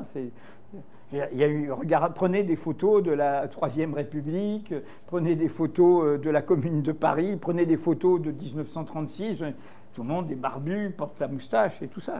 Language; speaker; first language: French; native; French